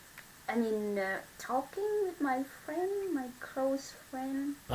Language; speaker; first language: English; non-native, learner; Vietnamese